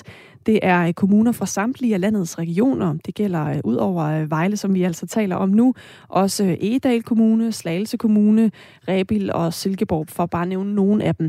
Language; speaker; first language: Danish; native; Danish